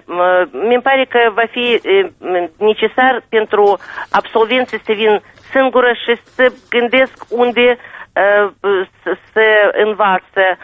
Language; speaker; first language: Romanian; non-native, local second language; Russian